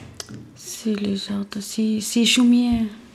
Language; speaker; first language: French; non-native, learner; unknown